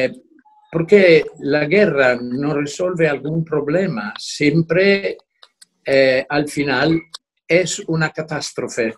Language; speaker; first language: Spanish; non-native, fluent; Italian